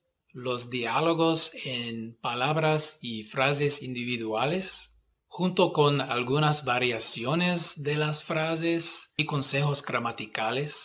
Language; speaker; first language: Spanish; non-native, fluent; English